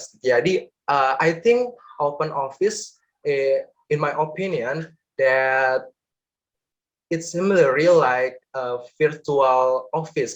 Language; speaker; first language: English; non-native, learner; Indonesian